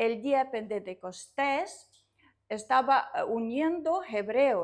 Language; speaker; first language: Spanish; non-native, learner; Russian